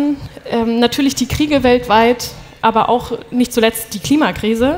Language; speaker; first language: German; native; German